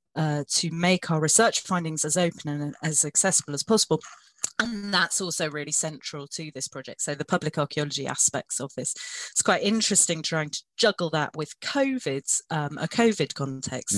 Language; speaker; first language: English; native; English